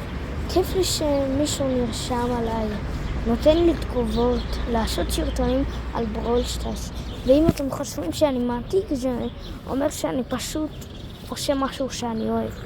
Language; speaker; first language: Hebrew; early bilingual, other home language; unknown